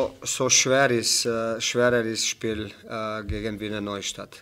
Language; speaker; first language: German; non-native, fluent; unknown